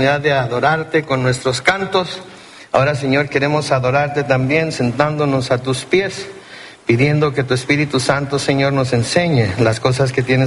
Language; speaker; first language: Spanish; early bilingual, heritage; Spanish